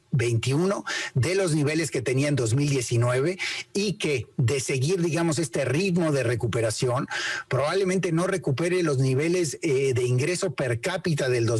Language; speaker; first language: Spanish; native; Spanish